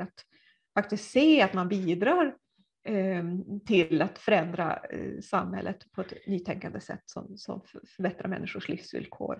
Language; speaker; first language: Swedish; native; Swedish